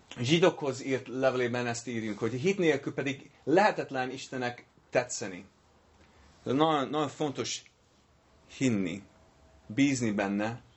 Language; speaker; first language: Hungarian; non-native, learner; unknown